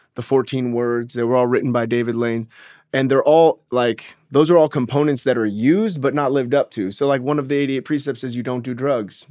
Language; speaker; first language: English; native; English